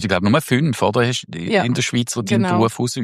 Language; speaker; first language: German; native; German